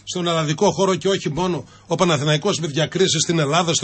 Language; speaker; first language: Greek; native; Greek